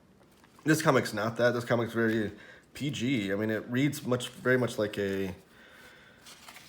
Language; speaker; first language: English; native; English